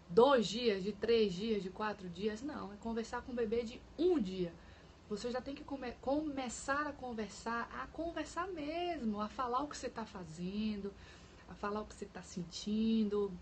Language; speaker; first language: Portuguese; native; Portuguese